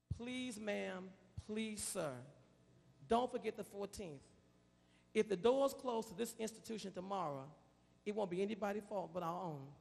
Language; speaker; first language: English; native; English